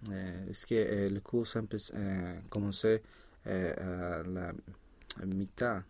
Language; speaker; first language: French; non-native, learner; Spanish